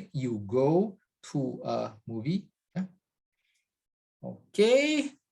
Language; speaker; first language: English; non-native, fluent; Indonesian